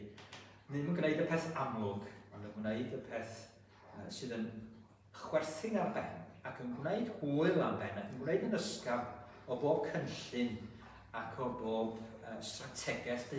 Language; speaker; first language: Welsh; native; Welsh